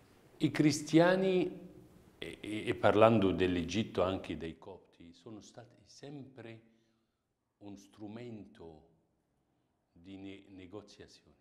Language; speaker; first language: Italian; non-native, fluent; Arabic